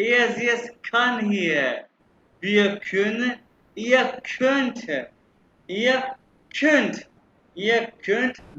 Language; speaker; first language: German; non-native, fluent; Urdu